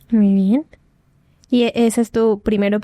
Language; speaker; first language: Spanish; native; Spanish